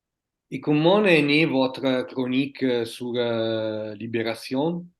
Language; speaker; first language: French; non-native, fluent; Italian